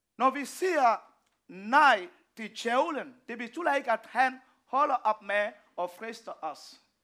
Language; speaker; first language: Danish; non-native, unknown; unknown